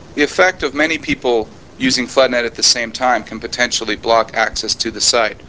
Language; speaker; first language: English; native; English